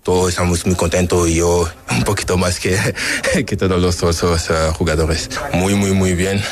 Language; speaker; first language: Spanish; non-native, learner; French